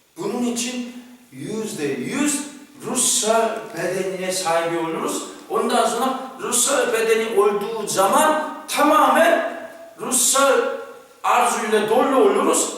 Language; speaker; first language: Turkish; non-native, fluent; Korean